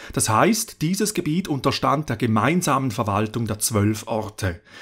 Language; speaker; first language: German; native; German